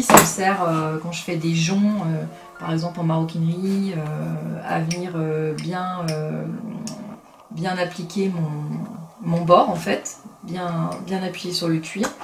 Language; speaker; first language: French; native; French